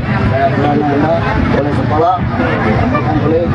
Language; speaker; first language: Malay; non-native, learner; Rohingya